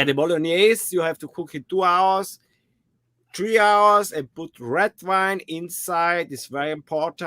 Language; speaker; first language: English; non-native, learner; German